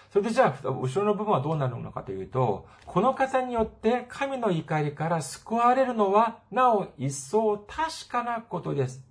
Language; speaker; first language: Japanese; non-native, fluent; Korean